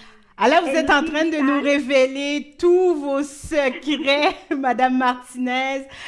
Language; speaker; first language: French; native; French